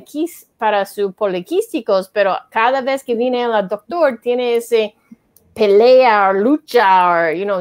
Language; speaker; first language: Spanish; non-native, learner; English